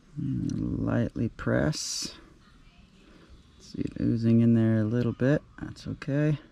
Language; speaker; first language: English; native; English